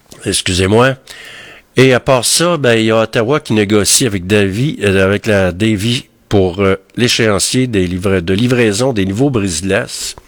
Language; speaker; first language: French; native; French